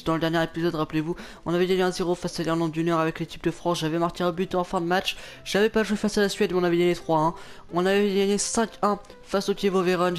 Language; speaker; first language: French; native; French